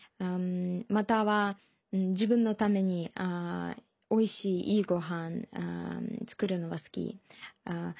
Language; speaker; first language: Japanese; non-native, learner; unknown